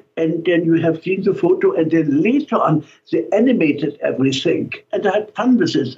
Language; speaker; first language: English; non-native, fluent; German